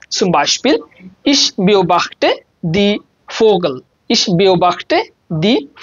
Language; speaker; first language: German; non-native, learner; Bangla